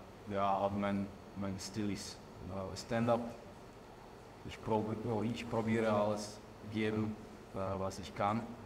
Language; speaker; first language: German; non-native, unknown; Slovak